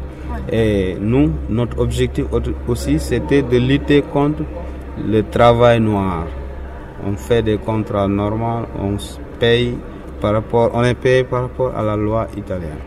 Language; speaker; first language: French; non-native, local second language; Wolof